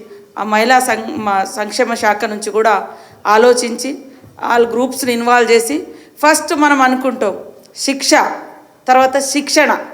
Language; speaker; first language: Telugu; native; Telugu